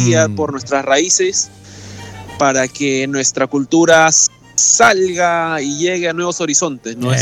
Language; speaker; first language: Spanish; native; Spanish